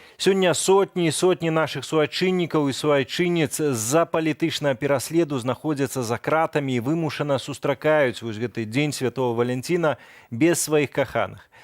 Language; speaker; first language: Belarusian; native; Belarusian